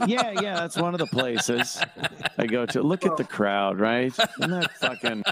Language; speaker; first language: English; native; English